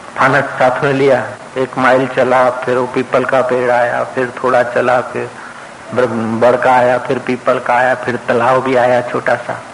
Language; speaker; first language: Hindi; non-native, local second language; Sindhi